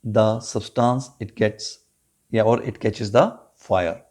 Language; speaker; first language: English; non-native, local second language; Punjabi